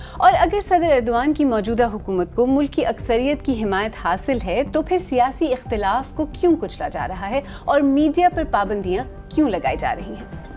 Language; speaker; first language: Urdu; native; Urdu